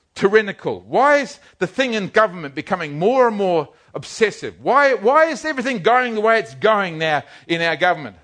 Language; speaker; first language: English; native; English